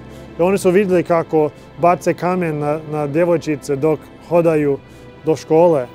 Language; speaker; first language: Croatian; non-native, learner; English